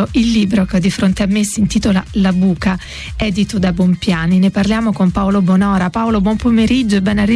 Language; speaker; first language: Italian; native; Italian